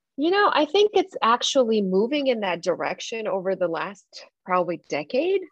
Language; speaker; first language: English; non-native, fluent; Russian